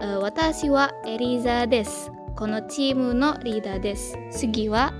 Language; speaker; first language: Japanese; non-native, learner; Indonesian